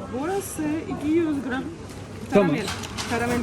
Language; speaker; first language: Turkish; non-native, learner; Ukrainian